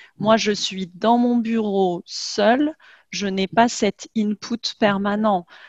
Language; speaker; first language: French; native; French